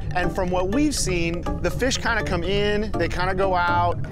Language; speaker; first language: English; native; English